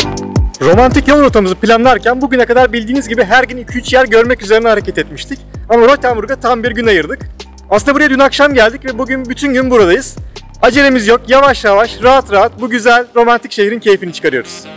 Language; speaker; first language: Turkish; native; Turkish